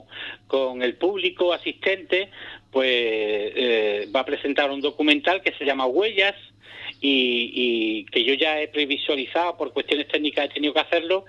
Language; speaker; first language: Spanish; native; Spanish